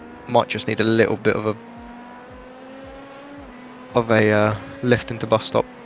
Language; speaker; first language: English; native; English